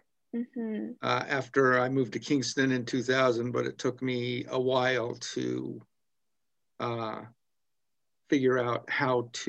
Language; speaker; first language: English; native; English